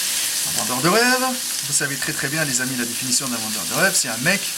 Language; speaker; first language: French; native; French